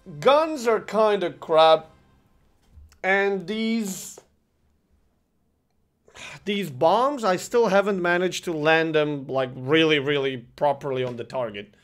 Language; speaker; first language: English; non-native, fluent; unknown